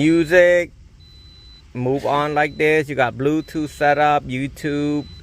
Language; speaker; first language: English; non-native, local second language; Khmer